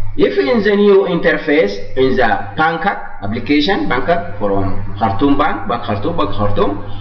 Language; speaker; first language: English; non-native, fluent; Arabic